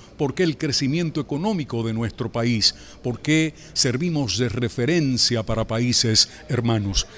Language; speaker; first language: Spanish; native; Spanish